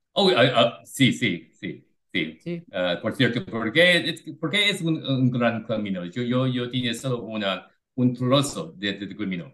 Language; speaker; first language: Spanish; non-native, learner; English